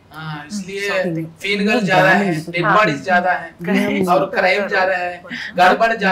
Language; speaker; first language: Hindi; non-native, local second language; Telugu